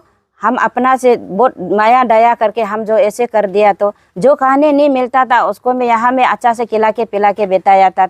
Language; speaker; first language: Hindi; non-native, local second language; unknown